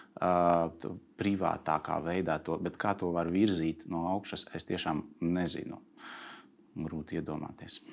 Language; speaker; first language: Latvian; non-native, local second language; Russian